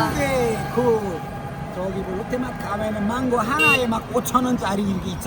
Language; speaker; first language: Korean; non-native, fluent; Nepali